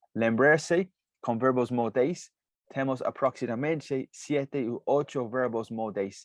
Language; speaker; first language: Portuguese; non-native, fluent; English